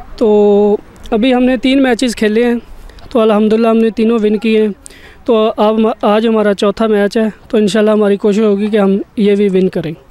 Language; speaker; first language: Urdu; non-native, local second language; Punjabi